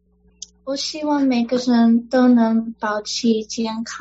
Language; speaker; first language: Chinese; early bilingual, heritage; English